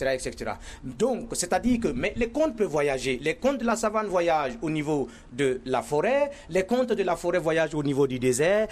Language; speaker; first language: French; non-native, local second language; Mossi